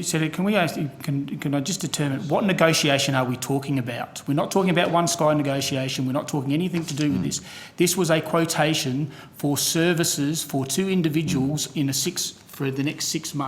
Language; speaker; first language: English; native; English